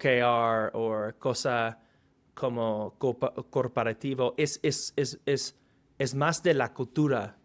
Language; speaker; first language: Spanish; non-native, fluent; English